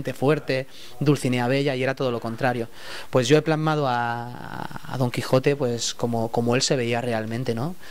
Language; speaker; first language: Spanish; native; Spanish